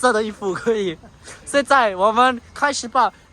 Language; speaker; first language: Chinese; non-native, local second language; English